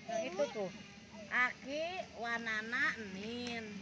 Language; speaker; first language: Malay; non-native, local second language; Sundanese